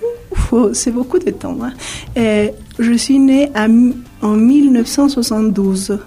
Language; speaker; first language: French; non-native, fluent; Spanish